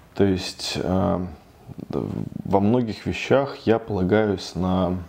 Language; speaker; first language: Russian; native; Russian